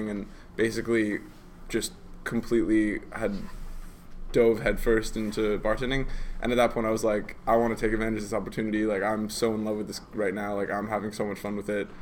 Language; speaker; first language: English; native; English